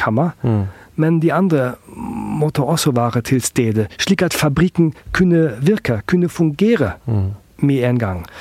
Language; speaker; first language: Norwegian; early bilingual, heritage; German